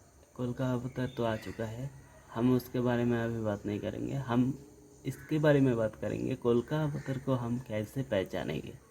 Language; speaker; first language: Hindi; non-native, local second language; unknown